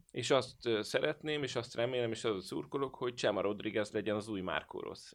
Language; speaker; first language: Hungarian; native; Hungarian